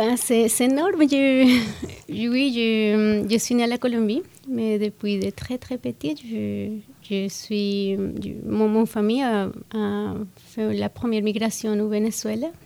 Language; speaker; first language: French; non-native, fluent; Spanish